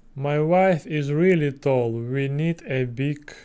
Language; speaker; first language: English; non-native, learner; Russian